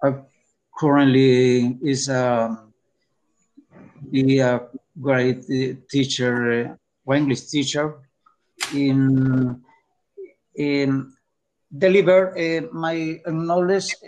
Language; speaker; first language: English; non-native, learner; Spanish